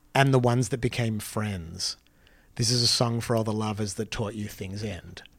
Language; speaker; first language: English; native; English